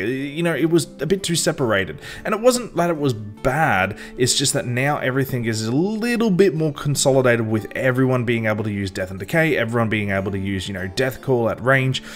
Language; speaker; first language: English; native; English